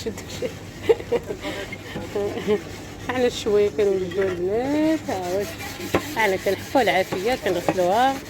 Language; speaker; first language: Arabic; native; Arabic